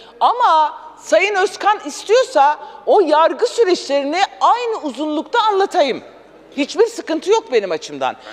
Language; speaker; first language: Turkish; non-native, local second language; Kurdish